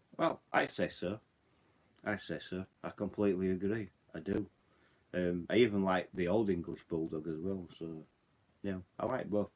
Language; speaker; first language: English; native; English